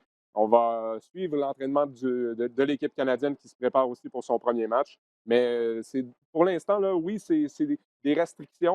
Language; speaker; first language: French; native; French